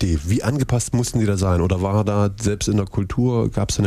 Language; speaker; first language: German; native; German